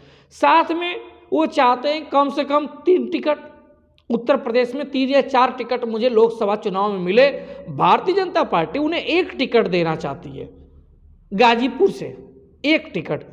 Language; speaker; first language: Hindi; native; Hindi